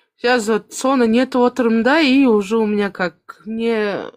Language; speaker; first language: Russian; non-native, local second language; Kazakh